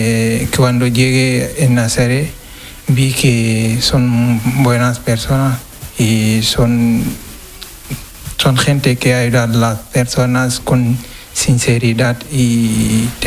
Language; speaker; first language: Spanish; non-native, learner; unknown